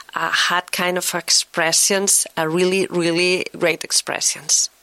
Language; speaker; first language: English; non-native, fluent; Catalan